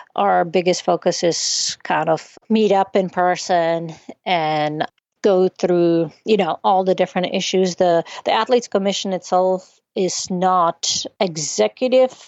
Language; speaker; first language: English; non-native, fluent; Czech